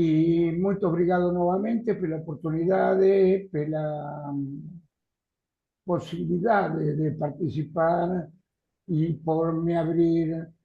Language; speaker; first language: Portuguese; non-native, learner; Spanish